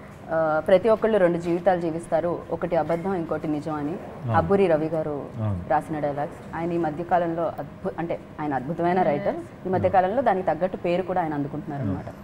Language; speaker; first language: Telugu; native; Telugu